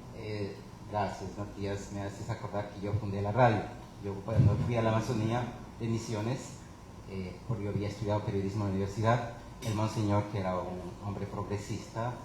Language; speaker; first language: Spanish; native; Spanish